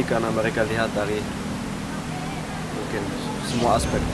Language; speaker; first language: Indonesian; non-native, learner; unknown